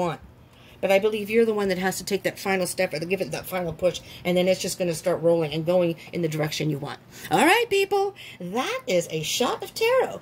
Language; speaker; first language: English; native; English